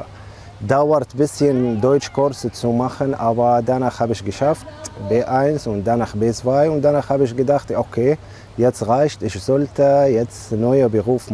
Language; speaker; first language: German; non-native, learner; Arabic